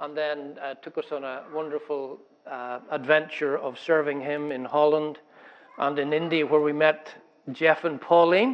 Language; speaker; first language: English; native; English